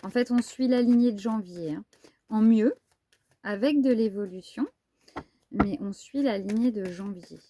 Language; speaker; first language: French; native; French